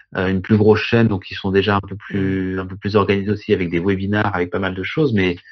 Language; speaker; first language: French; native; French